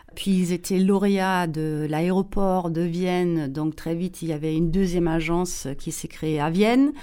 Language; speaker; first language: French; non-native, fluent; German